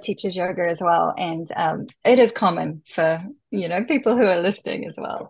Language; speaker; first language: English; native; English